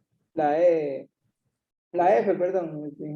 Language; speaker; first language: Spanish; native; Spanish